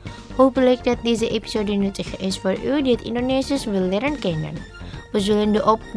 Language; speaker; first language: Dutch; non-native, learner; Indonesian